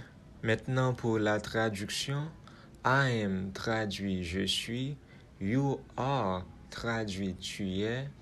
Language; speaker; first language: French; non-native, local second language; Haitian Creole